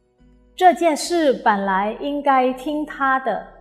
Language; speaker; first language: Chinese; non-native, fluent; Indonesian